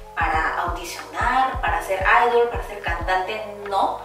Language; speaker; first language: Spanish; early bilingual, other home language; Korean